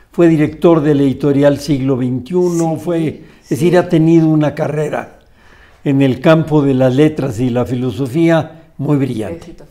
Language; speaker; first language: Spanish; native; Spanish